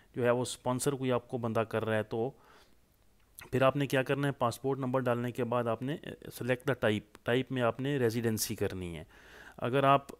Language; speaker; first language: Urdu; non-native, local second language; Punjabi